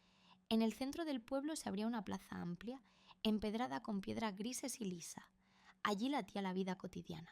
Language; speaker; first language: Spanish; native; Spanish